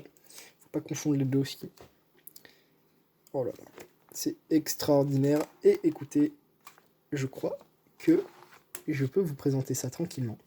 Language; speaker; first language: French; native; French